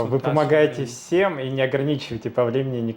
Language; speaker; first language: Russian; native; Russian